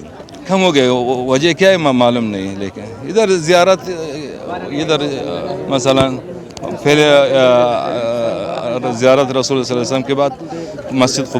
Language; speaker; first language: Hindi; non-native, learner; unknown